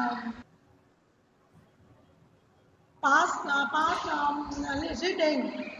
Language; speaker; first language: English; non-native, learner; Vietnamese